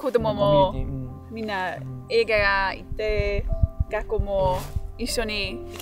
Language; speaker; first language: Japanese; non-native, learner; English